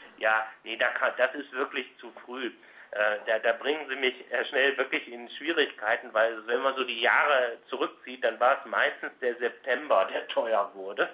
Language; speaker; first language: German; native; German